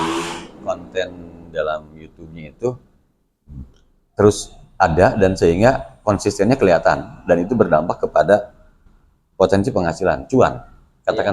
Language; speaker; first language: Indonesian; non-native, local second language; Sundanese